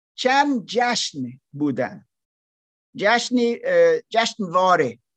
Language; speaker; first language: Persian; non-native, learner; German